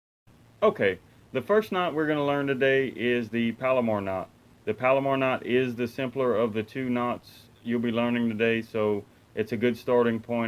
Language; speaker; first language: English; native; English